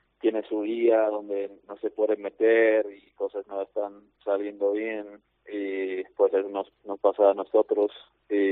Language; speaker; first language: Spanish; non-native, fluent; English